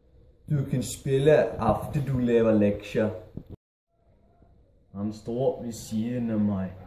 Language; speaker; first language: Danish; non-native, learner; Icelandic